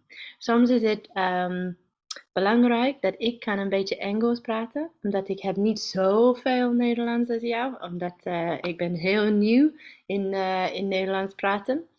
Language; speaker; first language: Dutch; non-native, learner; English